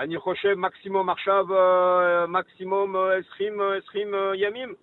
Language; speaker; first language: Hebrew; non-native, learner; French